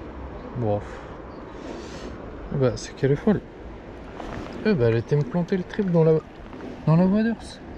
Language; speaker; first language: French; native; French